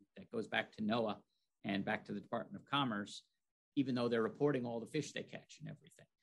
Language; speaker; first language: English; native; English